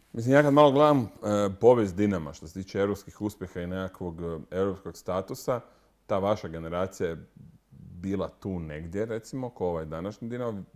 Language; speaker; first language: Croatian; native; Croatian